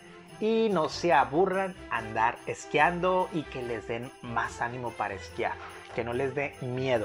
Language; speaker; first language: Spanish; native; Spanish